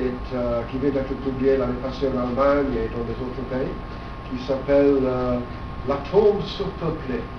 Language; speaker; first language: French; non-native, fluent; English